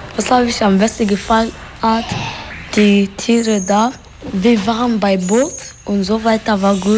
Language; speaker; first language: German; non-native, learner; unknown